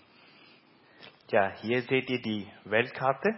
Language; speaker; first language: German; early bilingual, heritage; Plautdietsch